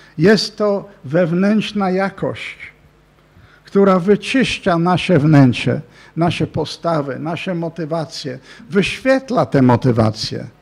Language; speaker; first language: Polish; non-native, fluent; English